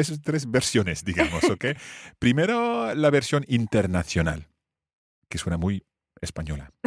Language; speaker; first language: Spanish; non-native, fluent; English